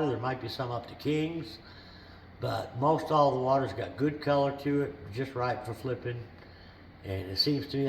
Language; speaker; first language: English; native; English